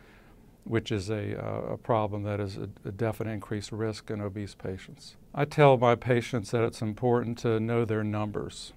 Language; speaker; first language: English; native; English